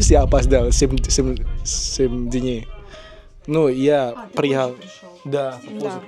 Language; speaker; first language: Russian; non-native, learner; Indonesian